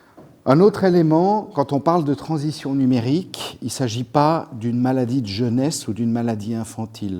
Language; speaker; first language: French; native; French